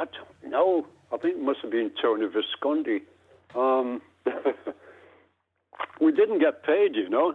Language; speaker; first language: English; native; English